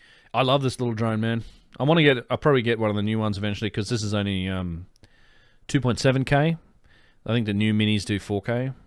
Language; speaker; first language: English; native; English